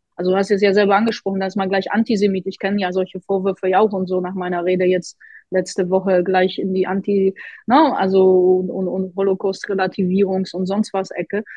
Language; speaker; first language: German; non-native, fluent; Polish